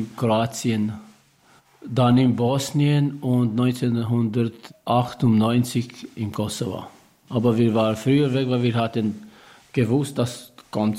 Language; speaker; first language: German; non-native, learner; Albanian